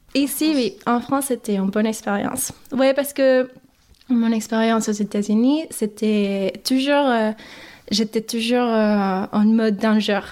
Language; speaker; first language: French; non-native, fluent; English